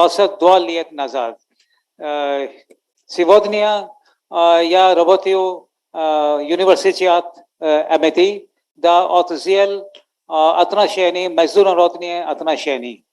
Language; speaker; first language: Russian; non-native, learner; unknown